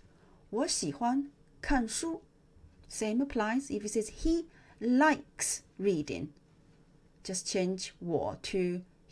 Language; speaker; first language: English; non-native, fluent; Chinese